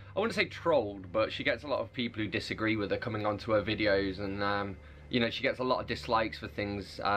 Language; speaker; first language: English; native; English